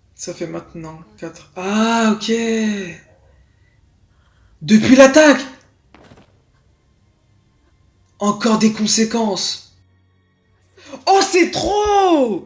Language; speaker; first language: French; native; French